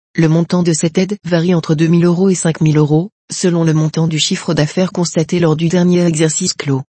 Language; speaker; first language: French; native; French